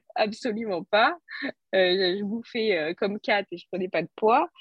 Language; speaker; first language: French; native; French